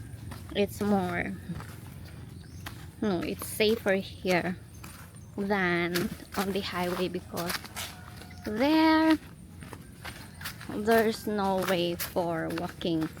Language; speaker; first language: English; non-native, local second language; Filipino